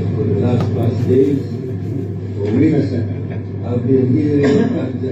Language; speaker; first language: English; non-native, local second language; Fula